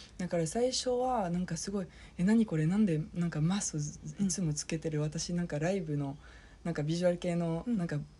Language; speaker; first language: Japanese; non-native, fluent; French